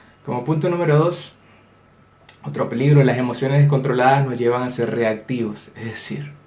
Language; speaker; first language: Spanish; native; Spanish